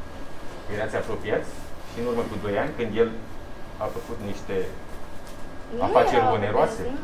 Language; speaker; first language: Romanian; native; Romanian